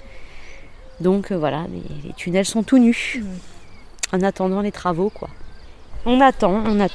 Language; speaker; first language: French; native; French